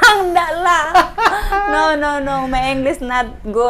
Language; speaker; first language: English; non-native, learner; Indonesian